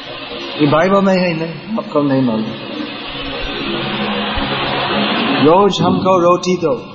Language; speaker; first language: Hindi; non-native, learner; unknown